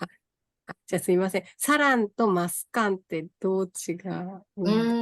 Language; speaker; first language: Japanese; native; Japanese